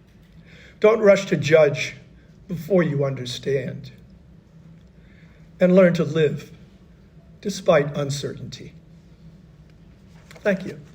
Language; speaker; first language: English; native; English